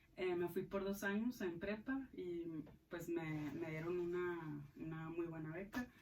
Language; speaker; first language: Spanish; native; Spanish